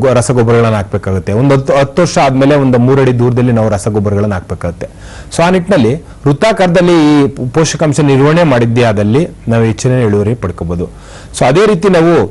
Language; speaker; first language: Kannada; native; Kannada